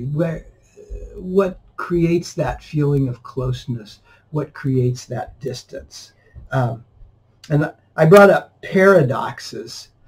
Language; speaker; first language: English; native; English